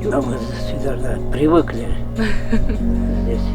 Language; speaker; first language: Russian; non-native, local second language; Kyrgyz